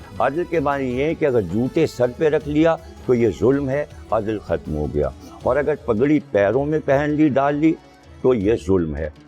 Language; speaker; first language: Urdu; native; Urdu